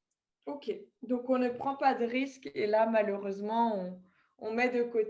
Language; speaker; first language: French; native; French